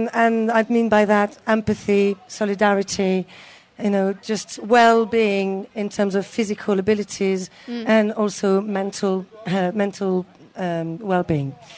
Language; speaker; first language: English; native; English